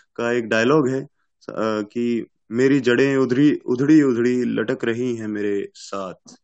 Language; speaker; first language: Hindi; native; Hindi